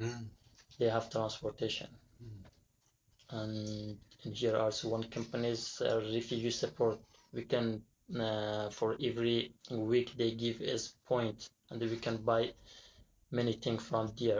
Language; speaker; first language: English; non-native, learner; Persian